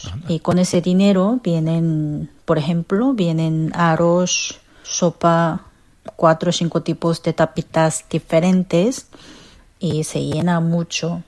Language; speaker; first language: Spanish; non-native, fluent; Korean